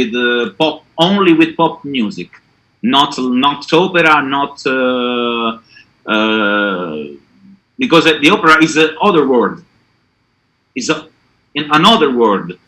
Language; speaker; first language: English; non-native, learner; Italian